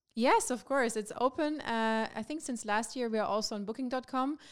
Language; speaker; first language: English; non-native, fluent; German